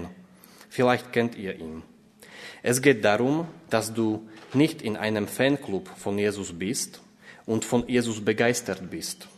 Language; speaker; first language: German; non-native, fluent; Slovak